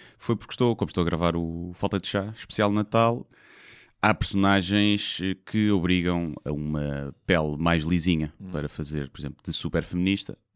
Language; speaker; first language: Portuguese; native; Portuguese